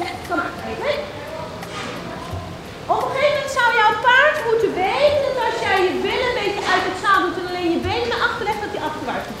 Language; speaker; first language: Dutch; native; Dutch